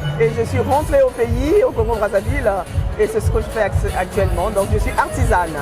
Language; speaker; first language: French; non-native, local second language; Lingala